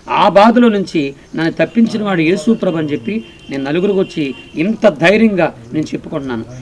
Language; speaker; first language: Telugu; non-native, local second language; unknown